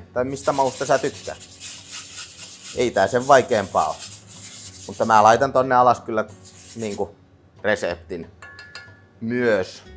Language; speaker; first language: Finnish; native; Finnish